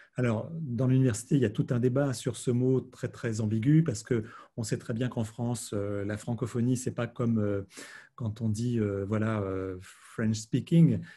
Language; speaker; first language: French; native; French